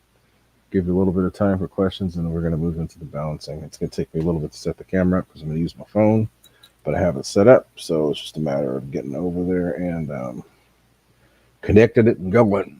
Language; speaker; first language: English; native; English